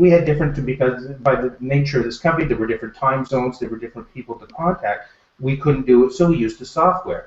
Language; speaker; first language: English; native; English